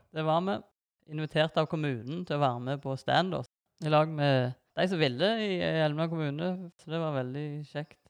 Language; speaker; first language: Norwegian; native; Norwegian